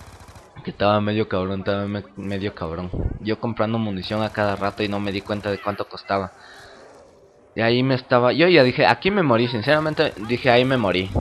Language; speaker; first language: Spanish; native; Spanish